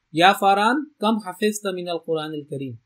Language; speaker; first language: Arabic; non-native, fluent; Urdu